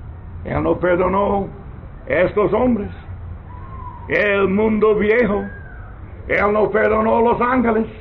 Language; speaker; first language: Spanish; non-native, learner; English